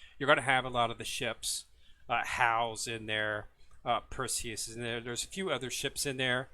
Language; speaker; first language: English; native; English